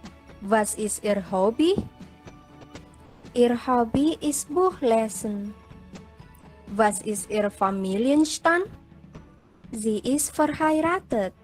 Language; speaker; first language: German; non-native, learner; Indonesian